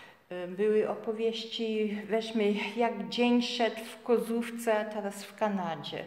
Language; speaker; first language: Polish; early bilingual, heritage; Polish